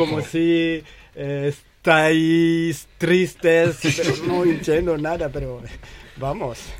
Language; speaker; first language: Spanish; non-native, fluent; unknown